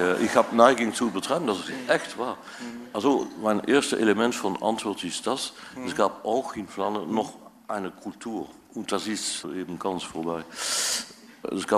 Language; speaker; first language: German; non-native, fluent; Dutch